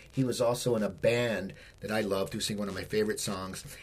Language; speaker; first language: English; native; English